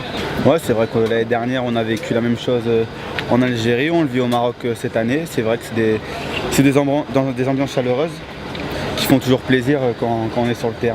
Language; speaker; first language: French; native; French